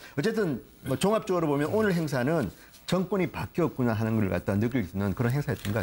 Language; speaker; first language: Korean; native; Korean